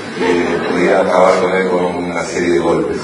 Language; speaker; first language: Spanish; native; Spanish